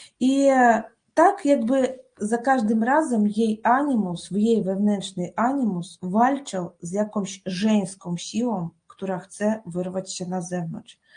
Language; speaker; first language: Polish; non-native, fluent; Russian